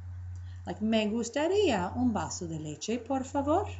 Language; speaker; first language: Spanish; non-native, fluent; English